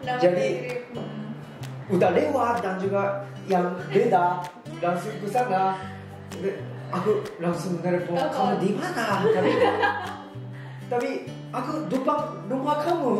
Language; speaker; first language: Indonesian; non-native, learner; Japanese